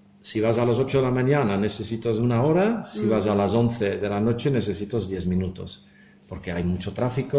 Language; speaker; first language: Spanish; non-native, fluent; Dutch